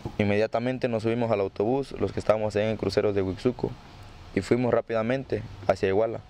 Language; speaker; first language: Spanish; native; Spanish